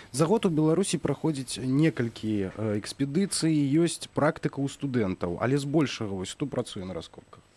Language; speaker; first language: Belarusian; native; Belarusian